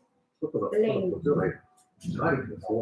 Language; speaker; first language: Japanese; native; Japanese